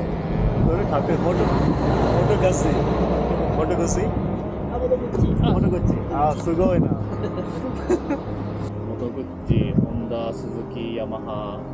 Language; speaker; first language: Japanese; non-native, fluent; Hindi